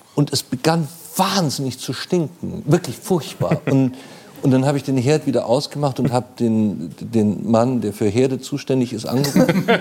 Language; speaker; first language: German; native; German